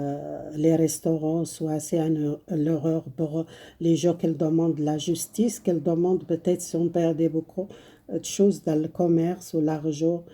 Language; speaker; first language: French; non-native, fluent; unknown